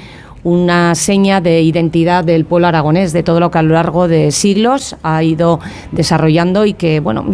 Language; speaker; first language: Spanish; native; Spanish